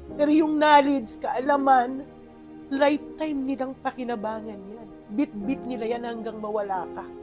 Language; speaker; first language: Filipino; non-native, local second language; Cebuano